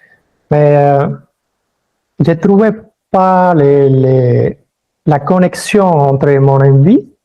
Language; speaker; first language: French; early bilingual, other home language; Spanish